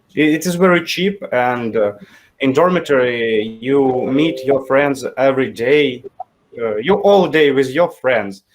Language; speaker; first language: English; non-native, learner; Ukrainian